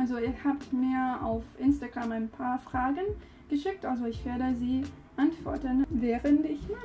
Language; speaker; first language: German; non-native, learner; English